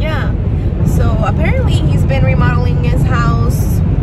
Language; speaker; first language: English; early bilingual, other home language; Spanish